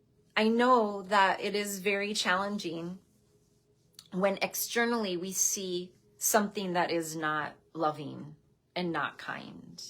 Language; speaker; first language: English; native; English